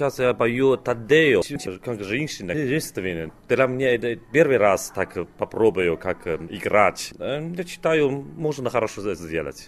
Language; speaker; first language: Russian; non-native, learner; Chinese